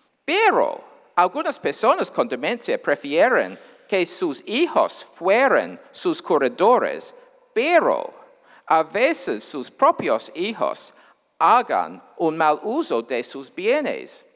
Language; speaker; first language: Spanish; non-native, fluent; English